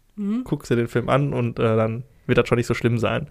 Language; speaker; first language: German; native; German